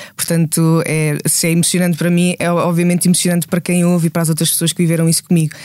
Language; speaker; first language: Portuguese; native; Portuguese